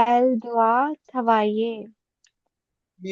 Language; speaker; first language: French; non-native, learner; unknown